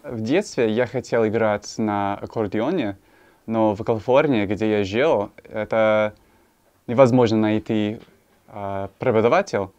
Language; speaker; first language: Russian; non-native, learner; English